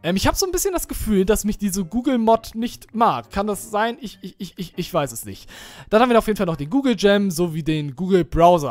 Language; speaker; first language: German; native; German